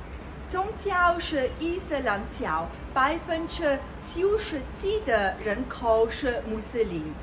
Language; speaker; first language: Chinese; non-native, fluent; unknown